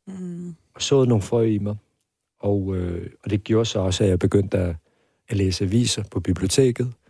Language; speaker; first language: Danish; early bilingual, other home language; Persian